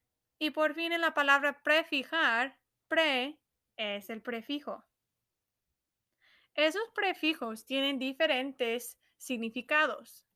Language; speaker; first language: Spanish; non-native, fluent; English